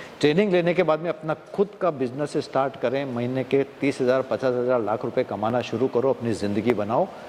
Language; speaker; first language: Hindi; native; Hindi